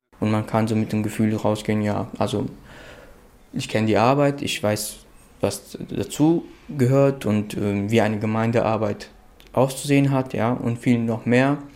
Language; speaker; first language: German; early bilingual, other home language; Macedonian